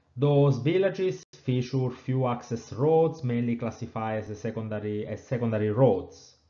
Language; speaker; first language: English; non-native, fluent; Italian